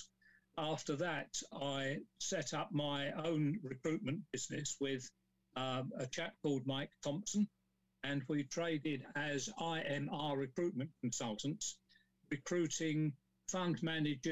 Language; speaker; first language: English; native; English